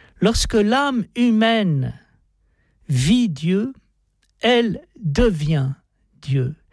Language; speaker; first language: French; native; French